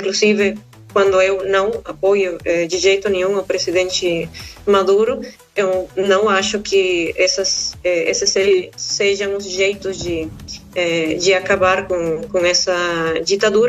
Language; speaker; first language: Portuguese; non-native, fluent; Spanish